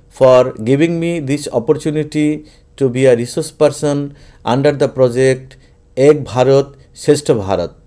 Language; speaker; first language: English; non-native, local second language; Bangla